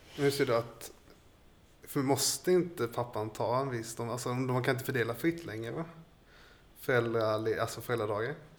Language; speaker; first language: Swedish; native; Swedish